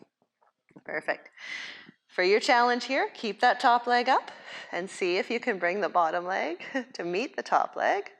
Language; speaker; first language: English; native; English